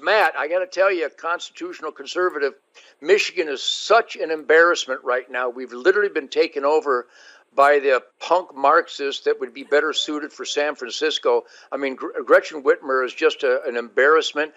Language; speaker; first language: English; native; English